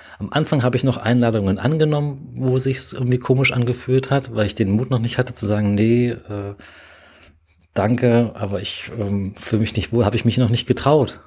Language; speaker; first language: German; native; German